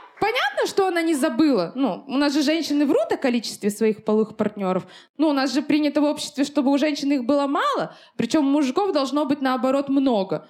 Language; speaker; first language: Russian; native; Russian